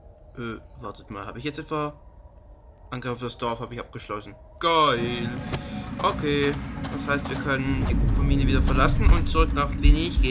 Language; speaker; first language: German; native; German